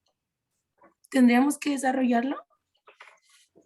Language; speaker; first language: Spanish; native; Spanish